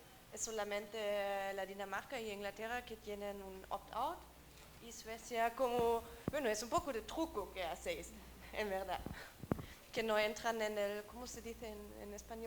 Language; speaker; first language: Spanish; non-native, learner; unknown